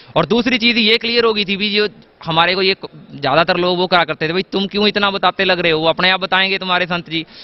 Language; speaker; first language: Hindi; native; Hindi